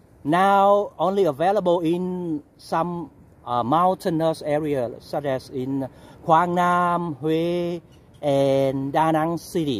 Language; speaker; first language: English; non-native, local second language; Vietnamese